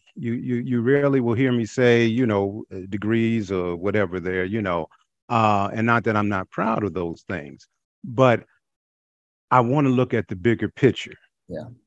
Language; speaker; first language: English; native; English